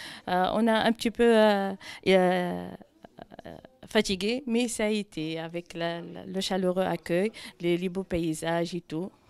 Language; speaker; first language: French; non-native, local second language; Arabic